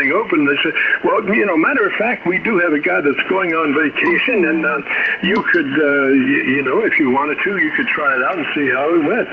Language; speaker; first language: English; native; English